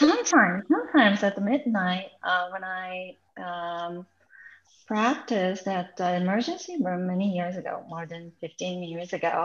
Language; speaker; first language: English; non-native, fluent; Japanese